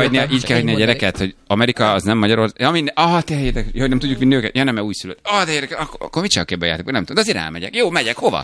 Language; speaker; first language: Hungarian; native; Hungarian